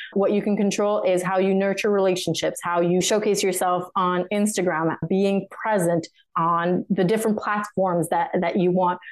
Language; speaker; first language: English; non-native, fluent; French